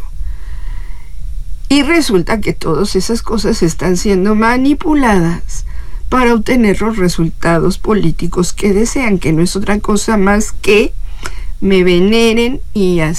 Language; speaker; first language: Spanish; native; Spanish